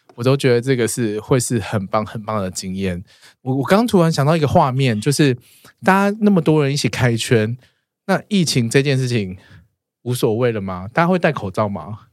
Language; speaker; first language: Chinese; native; Chinese